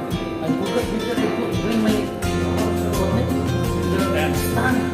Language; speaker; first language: English; non-native, learner; Filipino